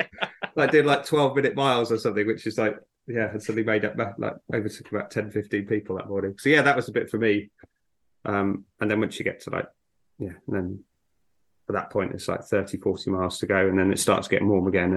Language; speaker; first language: English; native; English